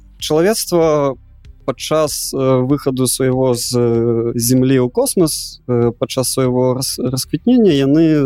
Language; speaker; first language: Belarusian; non-native, local second language; Russian